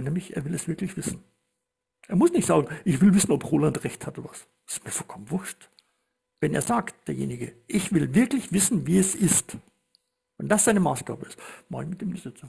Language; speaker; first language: German; native; German